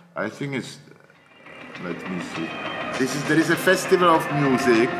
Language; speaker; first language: English; non-native, fluent; Czech